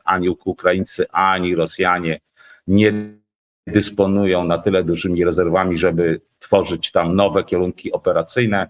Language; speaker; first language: Polish; native; Polish